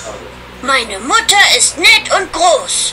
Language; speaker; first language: German; non-native, learner; English